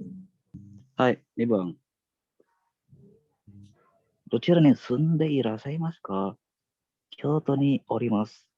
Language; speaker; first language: Japanese; non-native, learner; Indonesian